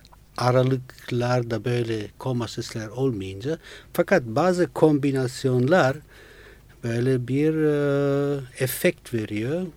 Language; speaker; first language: Turkish; non-native, fluent; Italian